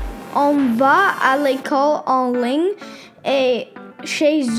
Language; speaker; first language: French; non-native, learner; English